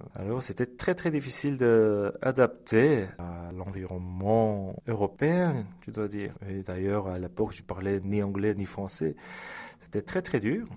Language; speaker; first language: French; early bilingual, other home language; Korean